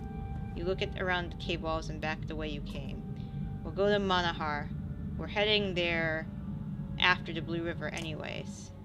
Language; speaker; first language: English; native; English